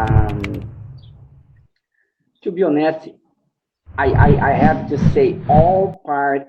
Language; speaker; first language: English; non-native, learner; Portuguese